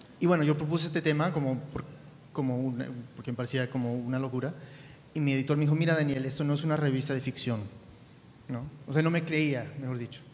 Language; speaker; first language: Spanish; early bilingual, heritage; Spanish